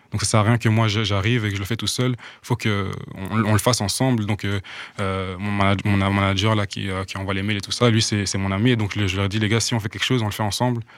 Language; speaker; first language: French; non-native, local second language; Rundi